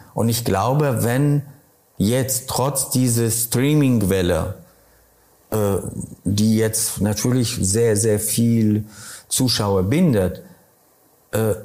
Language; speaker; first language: German; non-native, fluent; Polish